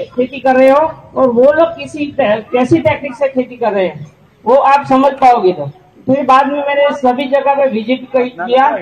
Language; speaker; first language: Hindi; non-native, local second language; Gujarati